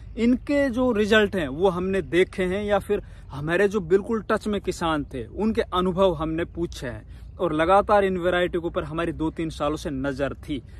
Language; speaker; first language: Hindi; native; Hindi